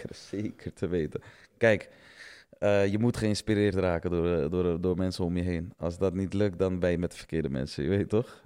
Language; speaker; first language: Dutch; native; Dutch